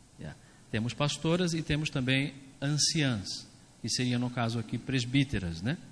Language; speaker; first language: Portuguese; native; Portuguese